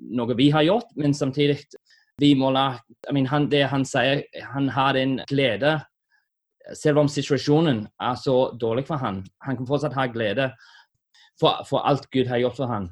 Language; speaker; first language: Norwegian; non-native, fluent; English